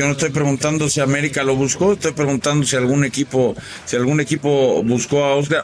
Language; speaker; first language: Spanish; native; Spanish